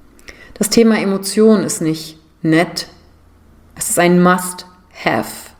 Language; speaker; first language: German; native; German